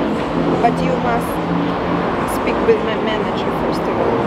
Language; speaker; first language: English; non-native, learner; Russian